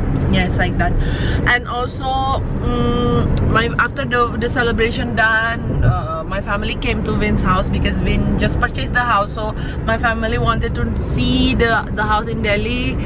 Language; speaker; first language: English; non-native, fluent; Indonesian